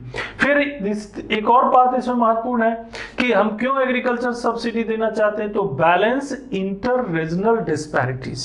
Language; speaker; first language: Hindi; native; Hindi